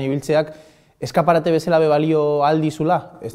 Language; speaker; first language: Basque; native; Basque